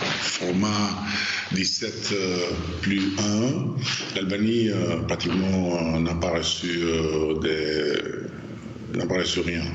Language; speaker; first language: French; non-native, fluent; Albanian